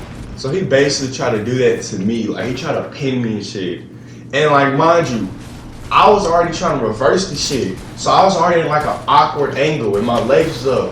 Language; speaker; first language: English; native; English